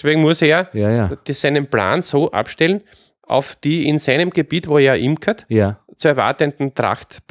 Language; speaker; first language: German; native; German